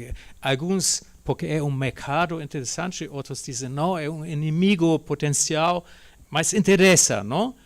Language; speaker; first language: Portuguese; non-native, fluent; German